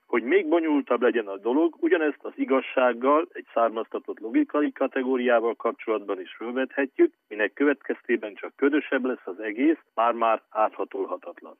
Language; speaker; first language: Hungarian; native; Hungarian